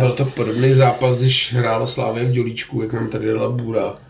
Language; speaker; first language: Czech; native; Czech